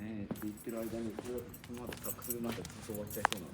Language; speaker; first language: Japanese; native; Japanese